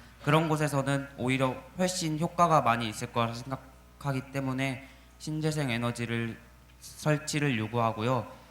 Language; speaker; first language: Korean; native; Korean